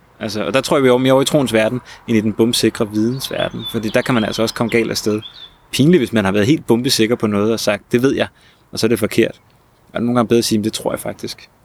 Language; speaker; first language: Danish; native; Danish